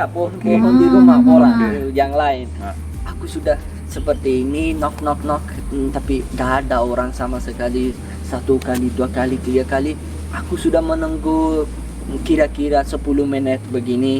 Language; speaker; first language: Indonesian; non-native, learner; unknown